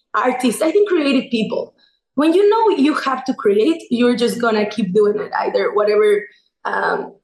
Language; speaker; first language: English; non-native, fluent; Spanish